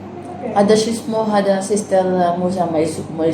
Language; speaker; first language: Arabic; non-native, learner; Filipino